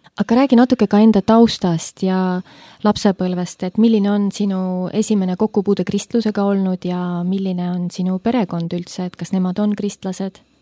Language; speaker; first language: Estonian; native; Estonian